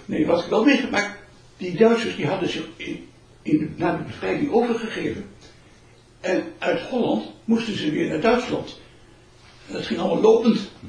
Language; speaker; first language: Dutch; early bilingual, other home language; Malay